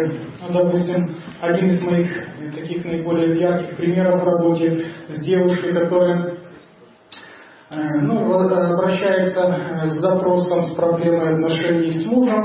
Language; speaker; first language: Russian; native; Russian